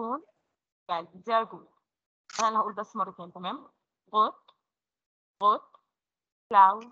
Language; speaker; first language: German; non-native, fluent; Arabic